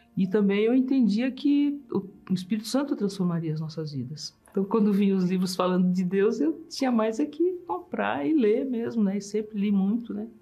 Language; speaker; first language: Portuguese; early bilingual, other home language; German